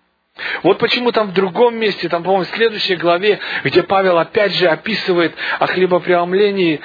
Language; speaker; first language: Russian; native; Russian